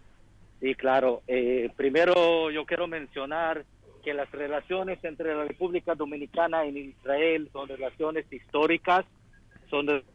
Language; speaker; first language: Spanish; non-native, fluent; Hebrew